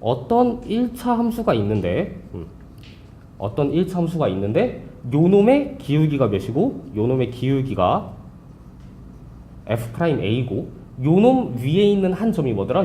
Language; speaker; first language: Korean; native; Korean